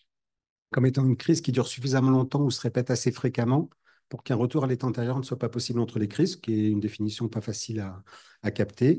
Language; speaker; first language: French; native; French